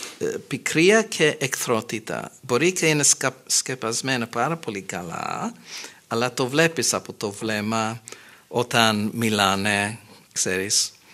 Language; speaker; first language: Greek; non-native, fluent; English